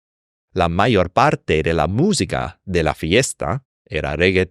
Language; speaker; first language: Spanish; non-native, fluent; English